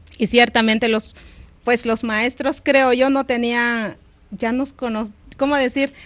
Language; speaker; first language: Spanish; non-native, local second language; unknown